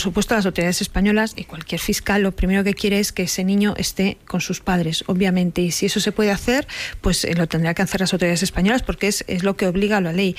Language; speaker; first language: Spanish; native; Spanish